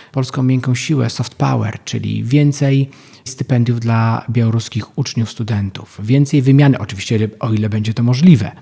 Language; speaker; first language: Polish; native; Polish